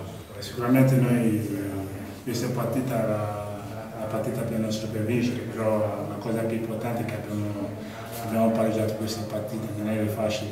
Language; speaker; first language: Italian; non-native, learner; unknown